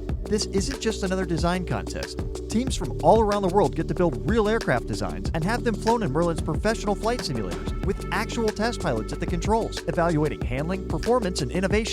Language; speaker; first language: English; native; English